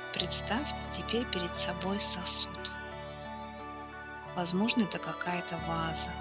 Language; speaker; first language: Russian; native; Russian